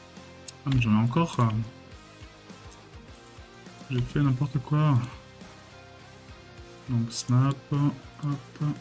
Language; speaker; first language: French; native; French